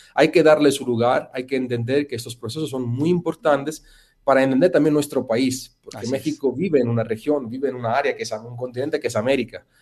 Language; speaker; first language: Spanish; non-native, fluent; Italian